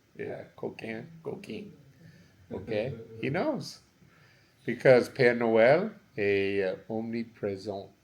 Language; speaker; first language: French; non-native, learner; English